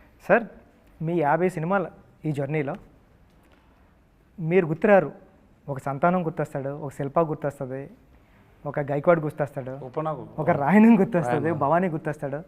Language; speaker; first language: Telugu; native; Telugu